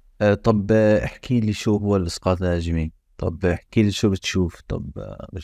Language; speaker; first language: Arabic; native; Arabic